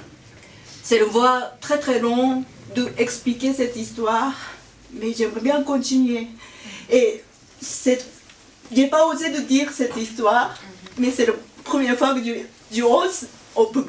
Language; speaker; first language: French; non-native, fluent; Japanese